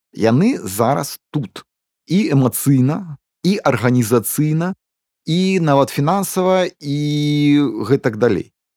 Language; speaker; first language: Belarusian; non-native, local second language; Russian